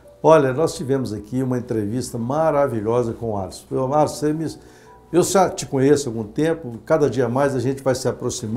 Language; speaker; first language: Portuguese; native; Portuguese